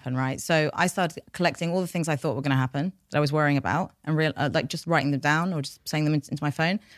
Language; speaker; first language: English; non-native, local second language; Persian